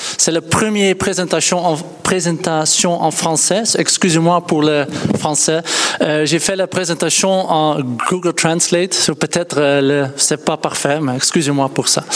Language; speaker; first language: French; non-native, learner; Dutch